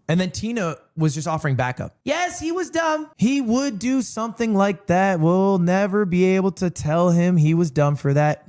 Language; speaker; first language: English; native; English